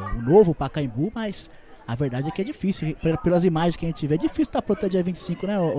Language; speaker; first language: Portuguese; native; Portuguese